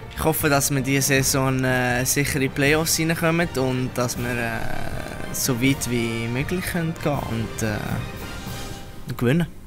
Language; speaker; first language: German; non-native, local second language; Italian